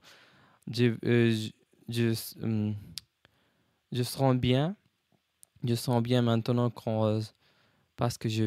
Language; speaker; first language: French; non-native, learner; English